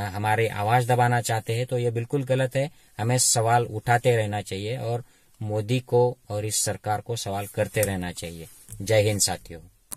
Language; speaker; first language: Hindi; non-native, local second language; Marathi